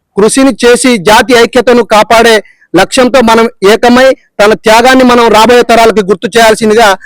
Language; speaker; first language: Telugu; non-native, local second language; Lambadi